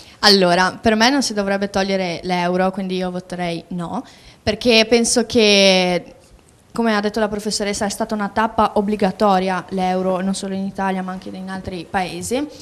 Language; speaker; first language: Italian; early bilingual, other home language; Albanian